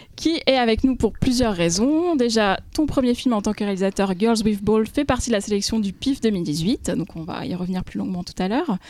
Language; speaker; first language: French; native; French